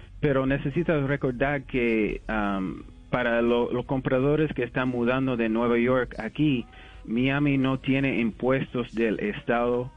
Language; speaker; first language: Spanish; early bilingual, heritage; English